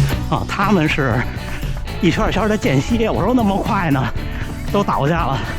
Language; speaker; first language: Chinese; native; Chinese